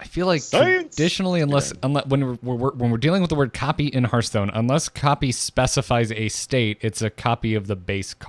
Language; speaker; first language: English; native; English